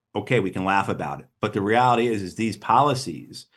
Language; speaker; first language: English; native; English